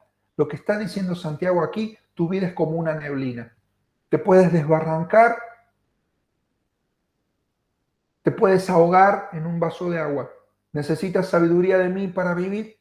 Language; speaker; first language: Spanish; native; Spanish